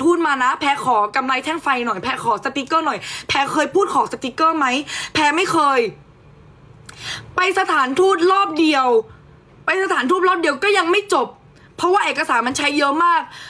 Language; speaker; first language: Thai; native; Thai